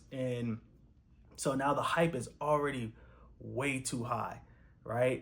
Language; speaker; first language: English; native; English